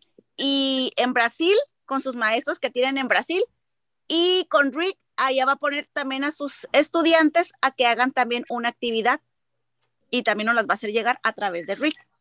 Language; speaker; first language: Spanish; native; Spanish